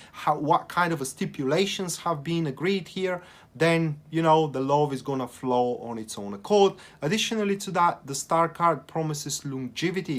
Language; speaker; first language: English; non-native, fluent; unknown